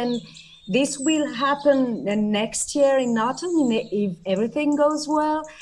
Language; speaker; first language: English; non-native, fluent; French